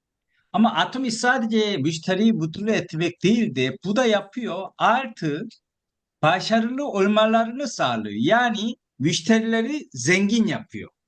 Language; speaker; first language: Turkish; non-native, fluent; Korean